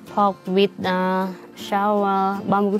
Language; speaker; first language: English; non-native, learner; Iu Mien